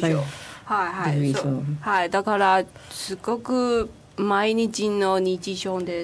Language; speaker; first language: Japanese; non-native, learner; Chinese